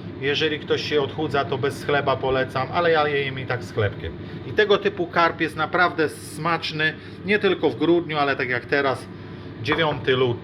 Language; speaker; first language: Polish; native; Polish